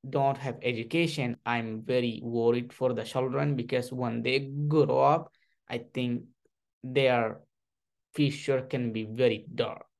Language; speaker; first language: English; non-native, fluent; Burmese